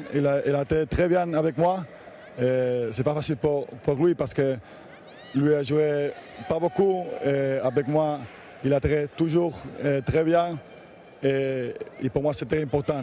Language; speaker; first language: French; non-native, learner; Spanish